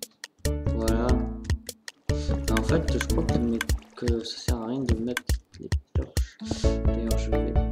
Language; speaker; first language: French; native; French